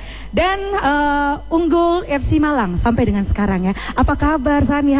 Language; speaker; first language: Indonesian; native; Indonesian